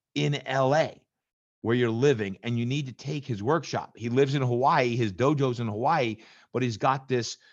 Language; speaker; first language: English; native; English